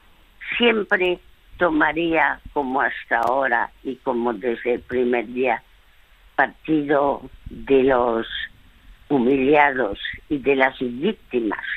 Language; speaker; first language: Spanish; early bilingual, other home language; French